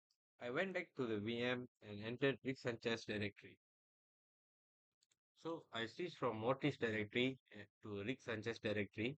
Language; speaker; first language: English; non-native, local second language; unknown